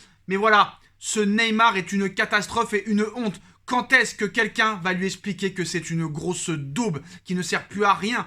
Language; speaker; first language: French; native; French